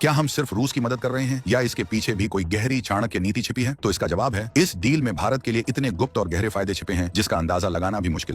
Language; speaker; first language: Hindi; native; Hindi